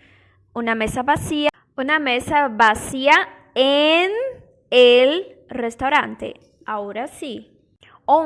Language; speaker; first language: Spanish; non-native, fluent; Portuguese